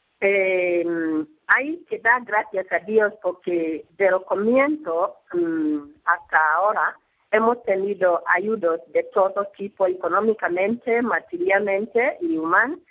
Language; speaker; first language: Spanish; non-native, learner; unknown